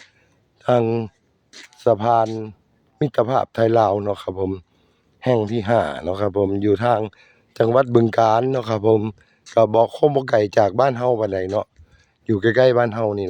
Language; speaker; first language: Thai; non-native, local second language; Northeastern Thai